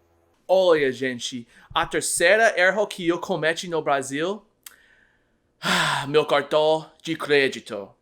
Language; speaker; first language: Portuguese; non-native, learner; English